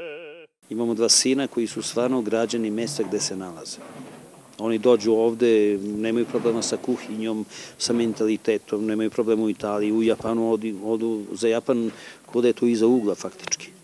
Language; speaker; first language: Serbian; non-native, local second language; Gurani